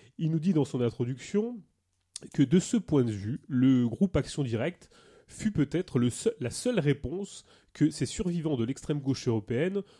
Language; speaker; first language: French; native; French